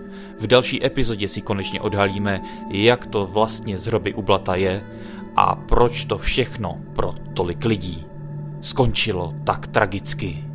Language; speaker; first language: Czech; native; Czech